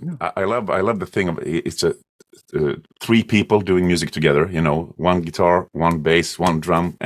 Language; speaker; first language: English; non-native, fluent; Swedish